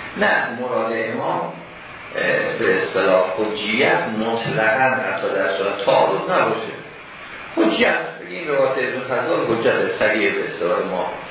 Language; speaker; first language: Persian; native; Persian